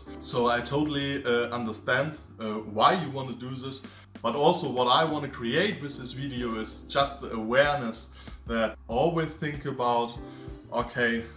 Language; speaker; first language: English; non-native, fluent; German